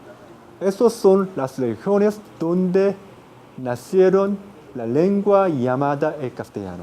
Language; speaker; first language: Spanish; non-native, fluent; Korean